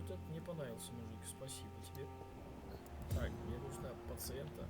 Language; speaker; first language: Russian; native; Russian